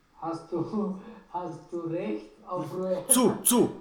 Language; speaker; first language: German; non-native, fluent; Romanian